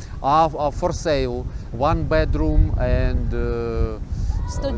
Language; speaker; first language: English; non-native, learner; Ukrainian